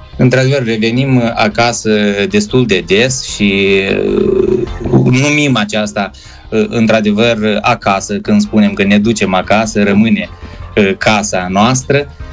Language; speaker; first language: Romanian; native; Romanian